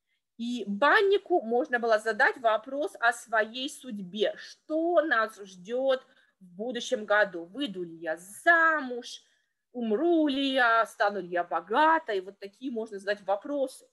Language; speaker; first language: Russian; native; Russian